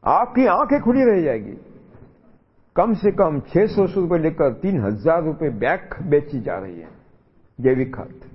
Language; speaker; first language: Hindi; non-native, local second language; Marathi